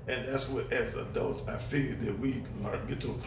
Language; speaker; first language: English; native; English